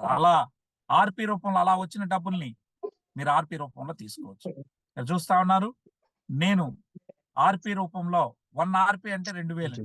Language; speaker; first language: Telugu; native; Telugu